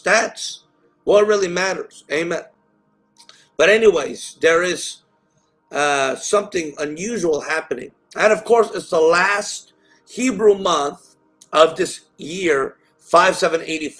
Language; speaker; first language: English; native; English